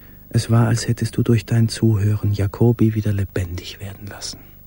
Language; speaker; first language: German; native; German